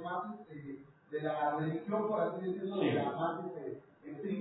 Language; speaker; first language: Spanish; native; Spanish